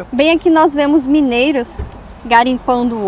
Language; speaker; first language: Portuguese; native; Portuguese